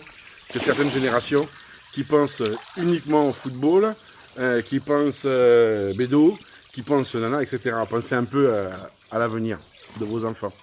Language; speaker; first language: French; native; French